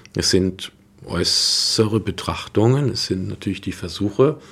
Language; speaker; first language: German; native; German